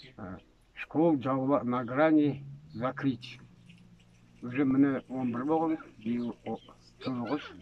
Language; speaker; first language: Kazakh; native; Kazakh